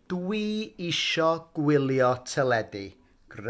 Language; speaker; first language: Welsh; non-native, fluent; English